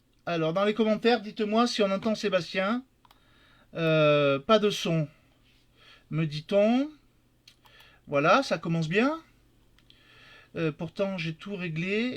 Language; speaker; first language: French; native; French